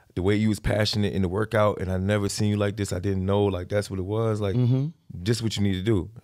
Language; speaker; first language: English; native; English